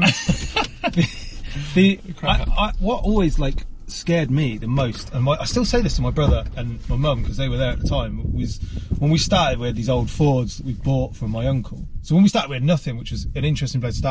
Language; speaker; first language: English; native; English